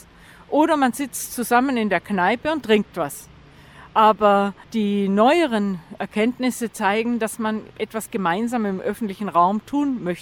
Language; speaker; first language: German; native; German